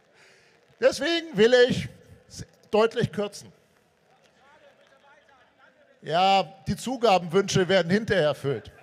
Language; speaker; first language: German; native; German